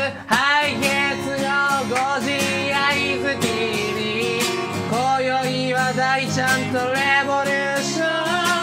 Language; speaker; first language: Japanese; native; Japanese